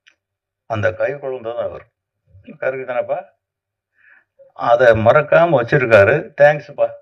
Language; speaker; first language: Tamil; native; Tamil